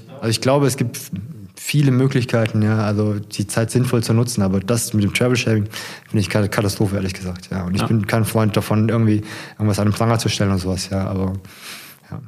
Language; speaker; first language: German; early bilingual, other home language; Korean